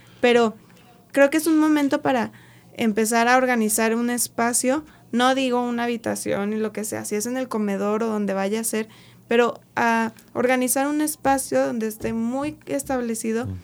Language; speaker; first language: Spanish; native; Spanish